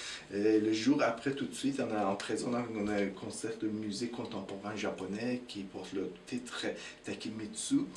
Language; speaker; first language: French; non-native, fluent; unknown